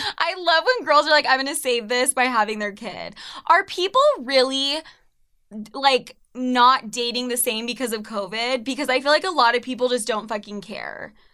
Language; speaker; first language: English; native; English